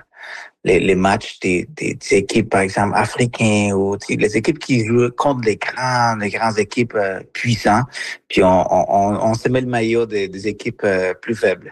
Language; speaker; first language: French; non-native, fluent; Spanish